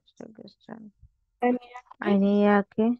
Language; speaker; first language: German; non-native, learner; Bangla